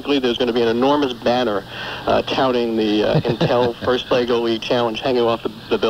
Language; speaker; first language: English; native; English